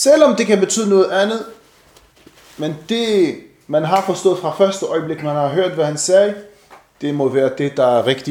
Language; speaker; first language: Danish; non-native, fluent; Arabic